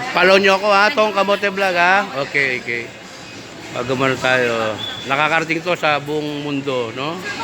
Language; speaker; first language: Filipino; non-native, local second language; Pampanga